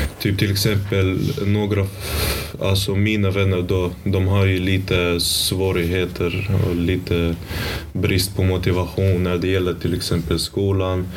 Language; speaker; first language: Swedish; early bilingual, other home language; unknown